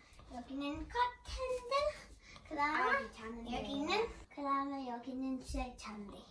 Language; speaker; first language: Korean; early bilingual, heritage; Korean